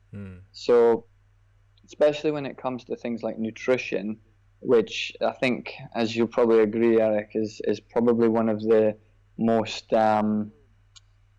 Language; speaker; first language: English; native; English